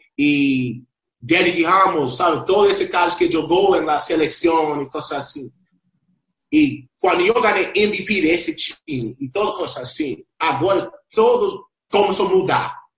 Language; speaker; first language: Portuguese; non-native, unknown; Spanish